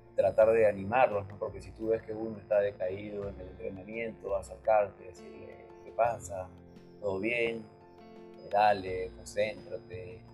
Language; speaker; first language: Spanish; native; Spanish